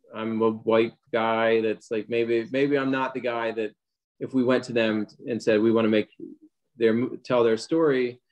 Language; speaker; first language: English; native; English